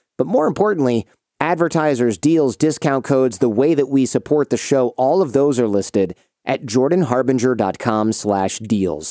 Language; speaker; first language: English; native; English